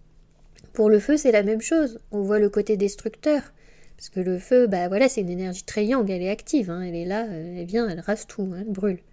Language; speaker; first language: French; native; French